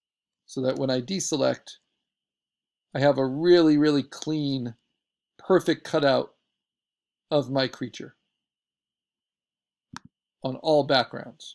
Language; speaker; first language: English; native; English